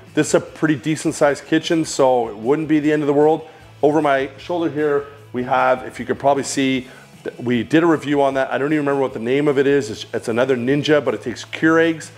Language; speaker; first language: English; native; English